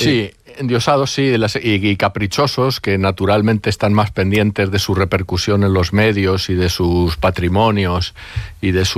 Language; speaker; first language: Spanish; native; Spanish